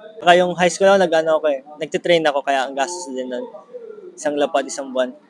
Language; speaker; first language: Filipino; native; Filipino